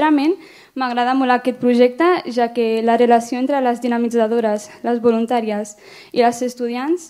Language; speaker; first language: Catalan; early bilingual, other home language; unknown